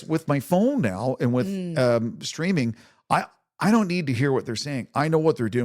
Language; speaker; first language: English; native; English